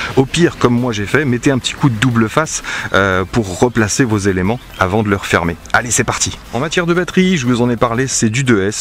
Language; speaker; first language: French; native; French